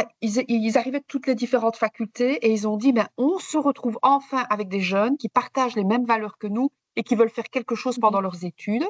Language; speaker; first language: French; native; French